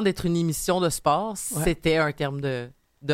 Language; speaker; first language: French; native; French